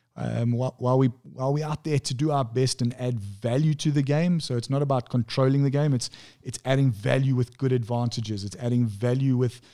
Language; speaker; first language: English; native; English